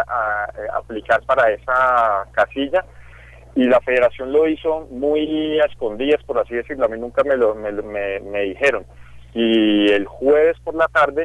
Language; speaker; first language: Spanish; native; Spanish